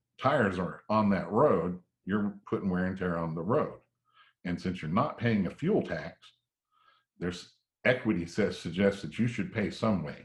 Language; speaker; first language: English; native; English